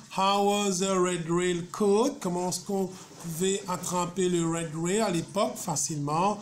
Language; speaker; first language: French; non-native, local second language; Morisyen